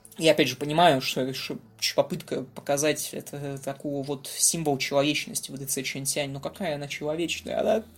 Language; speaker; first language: Russian; native; Russian